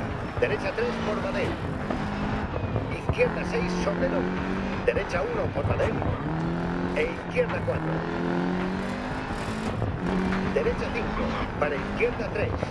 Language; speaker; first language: Spanish; native; Spanish